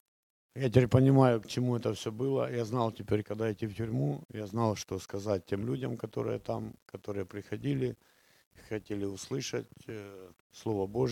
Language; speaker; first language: Czech; non-native, learner; Russian